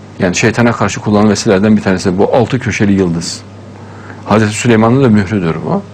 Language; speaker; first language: Turkish; native; Turkish